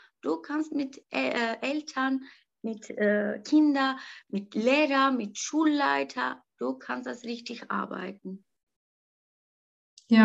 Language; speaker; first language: German; non-native, learner; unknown